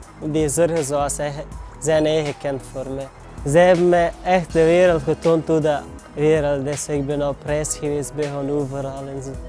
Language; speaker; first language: Dutch; non-native, fluent; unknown